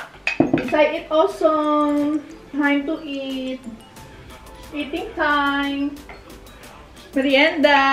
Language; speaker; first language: English; non-native, learner; Filipino